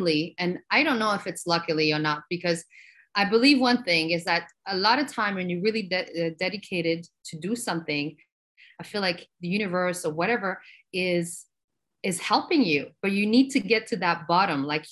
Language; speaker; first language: English; non-native, fluent; Arabic